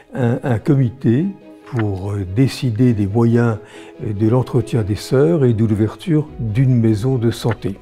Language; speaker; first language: French; native; French